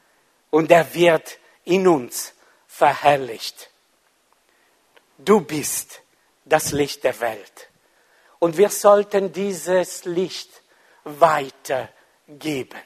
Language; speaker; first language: German; non-native, fluent; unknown